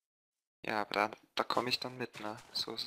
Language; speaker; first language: German; native; German